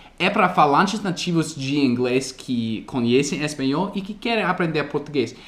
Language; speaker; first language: Portuguese; non-native, fluent; English